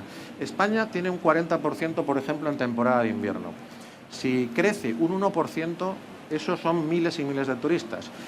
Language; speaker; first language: Spanish; native; Spanish